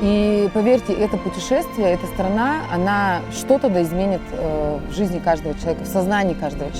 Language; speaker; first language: Russian; native; Russian